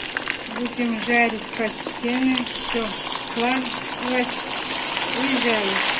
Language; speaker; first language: Russian; non-native, local second language; Tajik